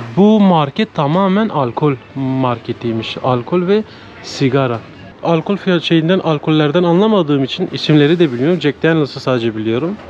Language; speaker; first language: Turkish; native; Turkish